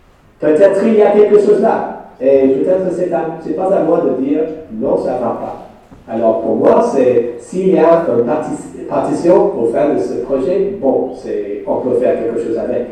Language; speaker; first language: French; non-native, fluent; English